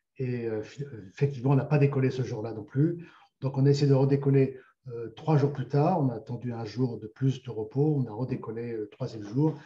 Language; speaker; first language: French; native; French